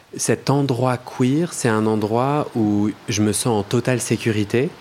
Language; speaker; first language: French; native; French